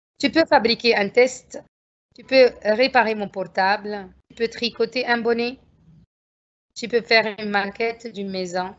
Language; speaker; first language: French; non-native, fluent; Arabic